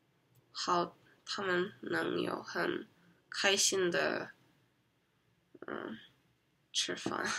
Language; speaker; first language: Chinese; non-native, learner; Korean